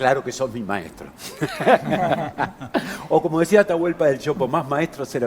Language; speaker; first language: Spanish; native; Spanish